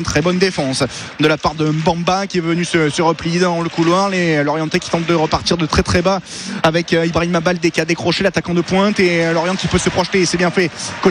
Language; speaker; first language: French; native; French